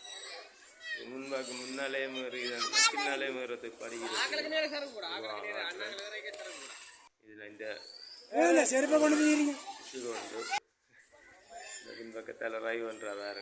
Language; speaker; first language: Tamil; native; Tamil